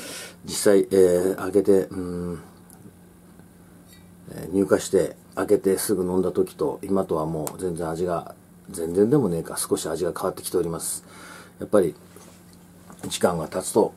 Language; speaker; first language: Japanese; native; Japanese